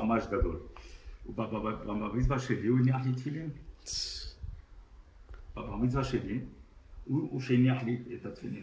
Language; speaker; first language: Hebrew; non-native, fluent; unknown